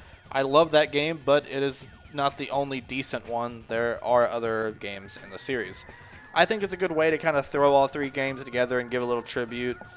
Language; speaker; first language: English; native; English